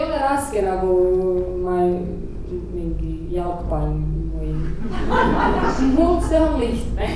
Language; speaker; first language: Estonian; non-native, learner; Croatian